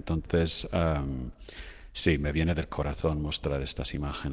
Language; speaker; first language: Spanish; non-native, fluent; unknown